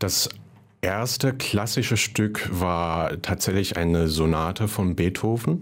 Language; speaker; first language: German; non-native, fluent; Cantonese